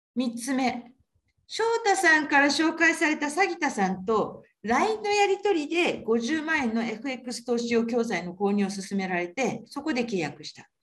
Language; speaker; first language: Japanese; native; Japanese